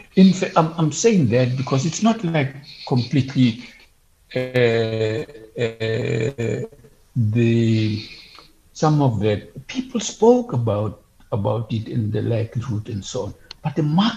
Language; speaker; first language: English; non-native, local second language; Southern Sotho